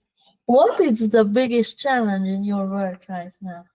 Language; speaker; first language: English; non-native, learner; Hungarian